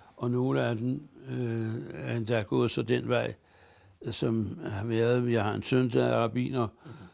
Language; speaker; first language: Danish; native; Danish